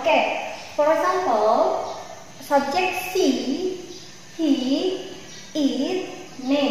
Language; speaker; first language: English; non-native, learner; Indonesian